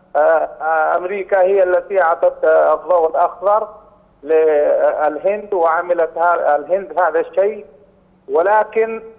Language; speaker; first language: Arabic; non-native, fluent; Urdu